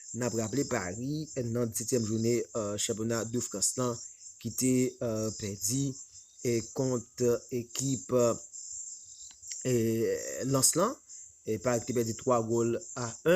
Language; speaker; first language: French; non-native, local second language; Haitian Creole